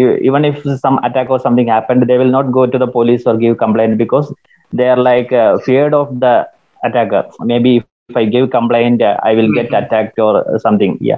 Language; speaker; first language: English; non-native, local second language; Malayalam